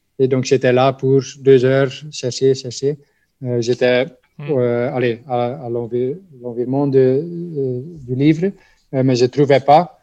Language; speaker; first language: French; non-native, local second language; Dutch